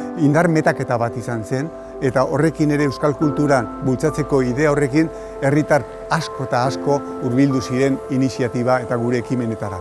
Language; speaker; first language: Basque; early bilingual, other home language; Spanish